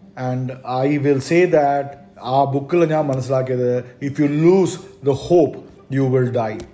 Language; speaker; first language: English; non-native, local second language; Malayalam